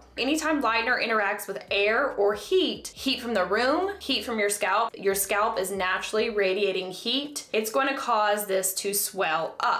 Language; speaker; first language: English; native; English